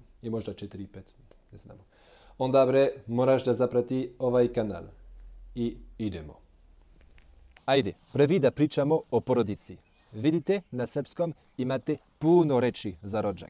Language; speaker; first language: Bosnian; non-native, learner; French